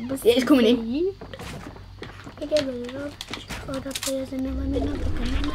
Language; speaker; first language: English; native; English